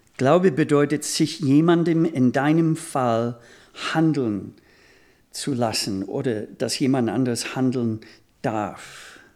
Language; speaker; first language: German; non-native, fluent; English